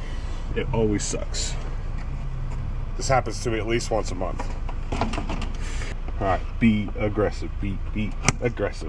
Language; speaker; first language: English; native; English